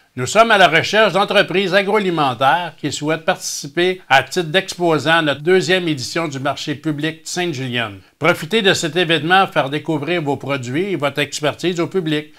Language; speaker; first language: French; native; French